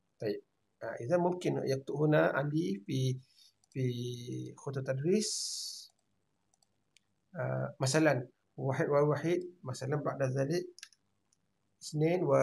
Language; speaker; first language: Arabic; non-native, fluent; Malay